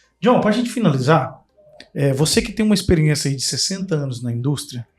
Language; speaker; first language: Portuguese; native; Portuguese